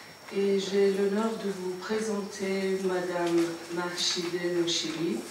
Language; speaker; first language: French; non-native, fluent; Persian